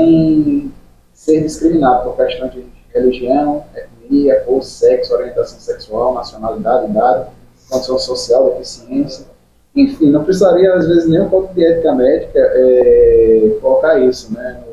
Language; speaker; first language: Portuguese; native; Portuguese